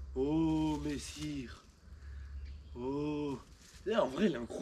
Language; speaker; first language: French; native; French